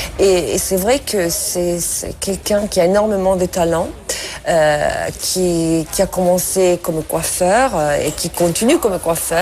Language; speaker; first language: French; non-native, fluent; Italian